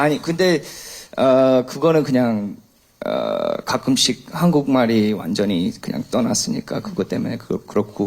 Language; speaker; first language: Korean; early bilingual, heritage; English